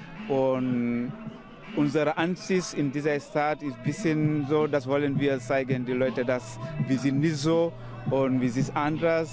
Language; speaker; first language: German; non-native, learner; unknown